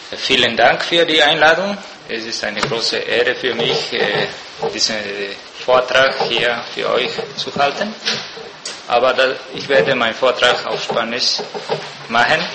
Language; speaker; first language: German; non-native, fluent; Spanish